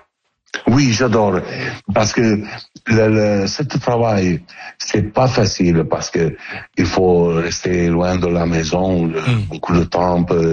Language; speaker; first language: French; non-native, learner; Italian